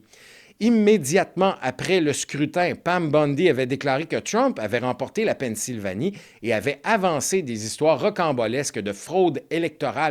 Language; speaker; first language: French; native; French